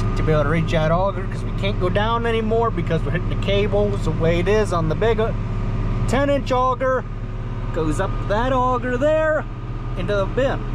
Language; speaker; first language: English; native; English